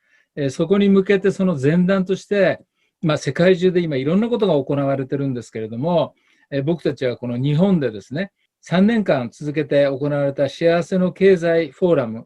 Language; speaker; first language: Japanese; native; Japanese